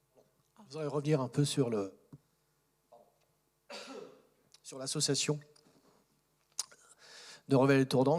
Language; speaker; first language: French; native; French